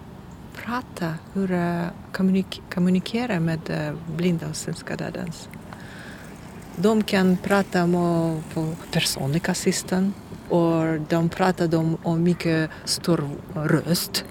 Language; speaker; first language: Swedish; non-native, learner; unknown